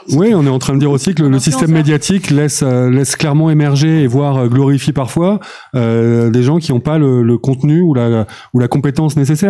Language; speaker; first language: French; native; French